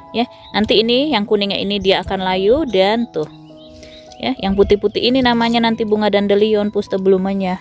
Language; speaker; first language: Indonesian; native; Indonesian